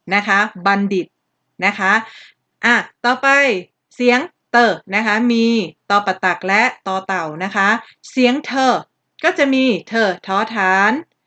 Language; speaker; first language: Thai; native; Thai